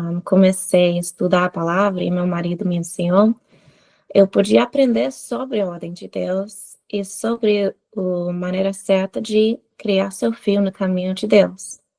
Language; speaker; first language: Portuguese; non-native, fluent; English